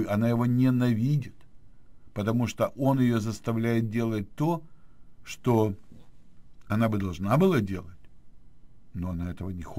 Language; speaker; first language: Russian; native; Russian